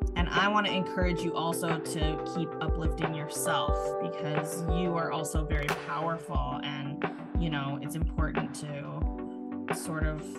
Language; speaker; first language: English; native; English